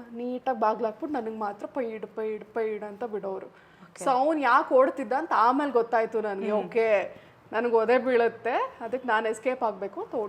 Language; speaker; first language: Kannada; native; Kannada